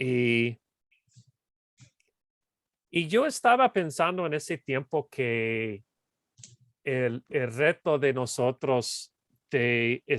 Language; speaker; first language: Spanish; non-native, fluent; English